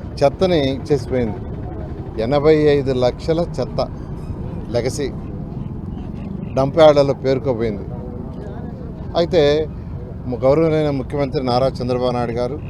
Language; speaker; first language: Telugu; native; Telugu